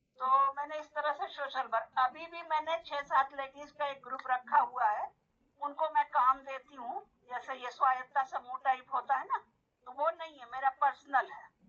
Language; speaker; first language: Hindi; non-native, local second language; Bangla